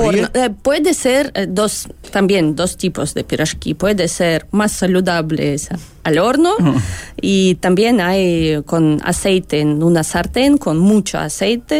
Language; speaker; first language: Spanish; early bilingual, other home language; Russian